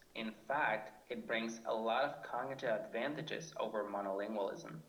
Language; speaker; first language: English; non-native, fluent; Spanish